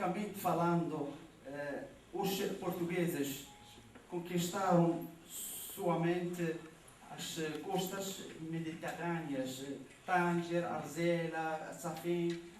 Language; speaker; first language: Portuguese; non-native, learner; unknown